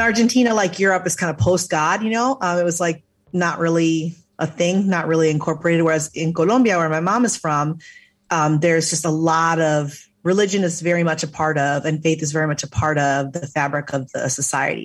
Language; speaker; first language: English; native; English